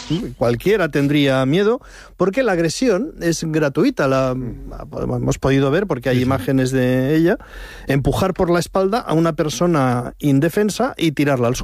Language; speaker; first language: Spanish; native; Spanish